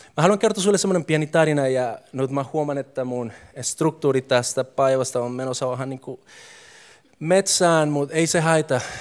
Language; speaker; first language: Finnish; non-native, fluent; Spanish